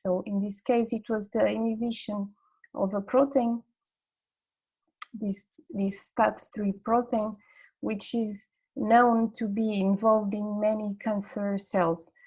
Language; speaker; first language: English; non-native, fluent; Portuguese